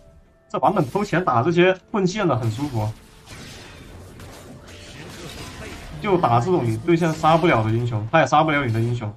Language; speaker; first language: Chinese; native; Chinese